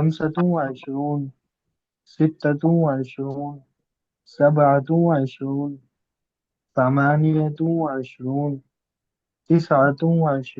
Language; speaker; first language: Arabic; non-native, learner; Urdu